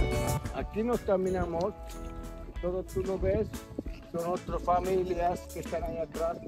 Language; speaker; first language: Spanish; non-native, local second language; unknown